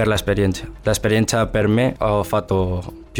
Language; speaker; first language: Italian; non-native, learner; Spanish